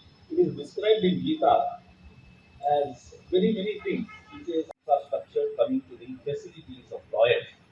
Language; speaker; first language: English; non-native, local second language; Telugu